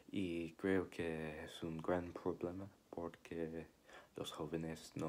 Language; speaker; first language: Spanish; non-native, learner; English